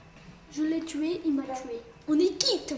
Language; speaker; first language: French; native; French